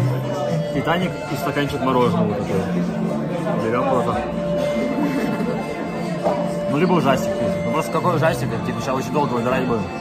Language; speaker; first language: Russian; native; Russian